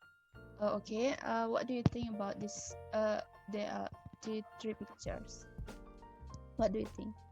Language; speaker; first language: English; non-native, learner; Indonesian